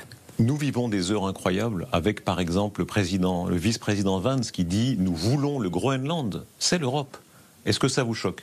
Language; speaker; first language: French; native; French